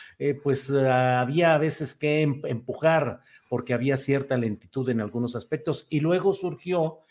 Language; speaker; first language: Spanish; native; Spanish